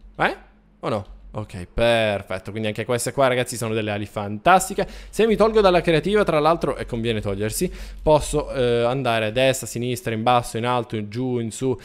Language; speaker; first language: Italian; native; Italian